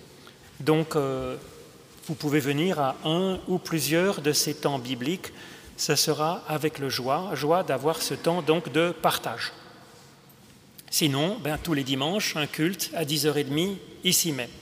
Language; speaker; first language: French; native; French